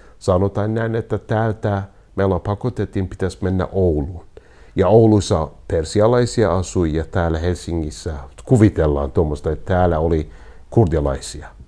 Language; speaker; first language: Finnish; non-native, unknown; Kurdish